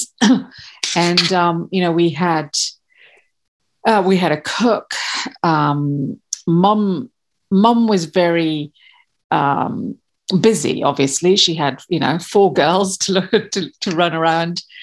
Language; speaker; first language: English; non-native, local second language; Kachhi